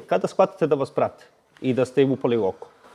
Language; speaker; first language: Bosnian; native; Bosnian